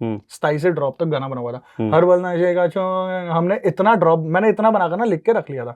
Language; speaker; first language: Hindi; native; Hindi